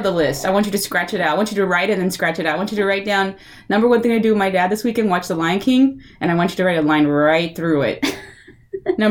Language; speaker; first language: English; early bilingual, other home language; Spanish